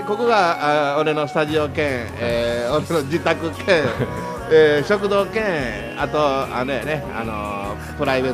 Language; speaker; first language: Japanese; native; Japanese